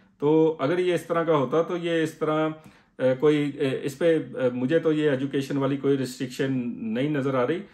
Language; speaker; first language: Urdu; native; Urdu